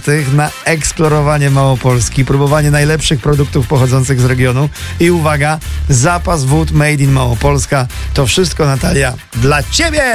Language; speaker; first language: Polish; native; Polish